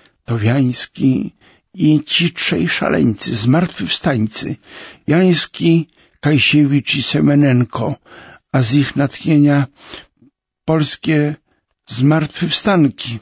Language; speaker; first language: Polish; native; Polish